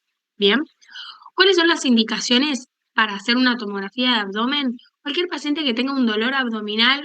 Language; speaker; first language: Spanish; native; Spanish